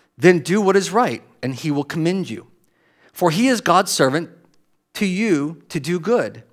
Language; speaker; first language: English; native; English